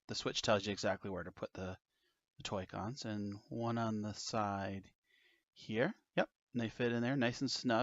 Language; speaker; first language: English; native; English